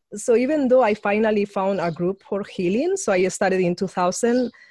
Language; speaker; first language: English; non-native, fluent; Spanish